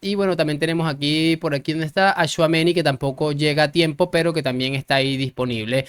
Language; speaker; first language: Spanish; native; Spanish